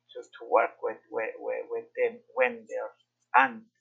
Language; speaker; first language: English; non-native, fluent; Persian